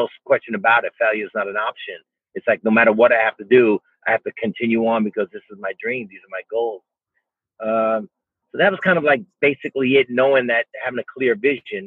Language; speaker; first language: English; native; English